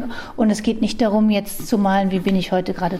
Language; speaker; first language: German; native; German